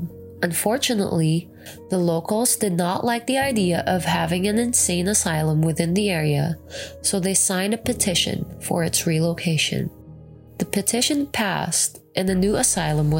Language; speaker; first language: English; non-native, local second language; Filipino